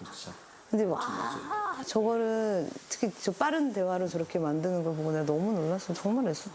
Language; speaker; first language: Korean; native; Korean